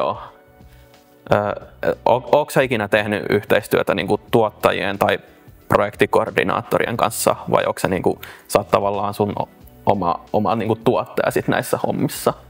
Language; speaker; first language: Finnish; native; Finnish